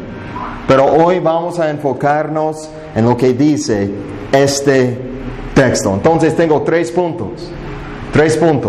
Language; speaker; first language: Spanish; non-native, fluent; English